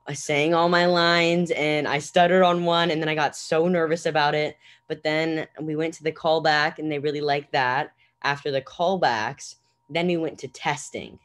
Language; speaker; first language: English; native; English